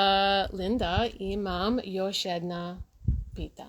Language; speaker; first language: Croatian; non-native, learner; English